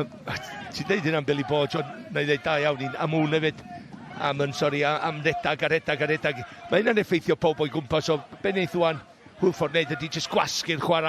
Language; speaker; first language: Welsh; native; Welsh